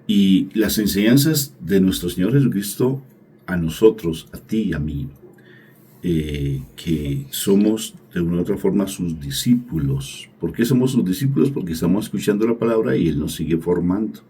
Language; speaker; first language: Spanish; native; Spanish